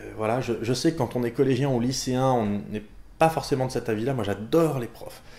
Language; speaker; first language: French; native; French